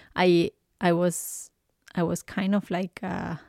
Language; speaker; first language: English; non-native, fluent; Spanish